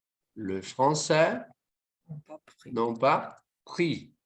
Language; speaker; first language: French; non-native, fluent; Portuguese